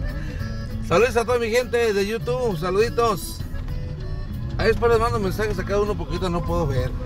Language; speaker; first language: Spanish; native; Spanish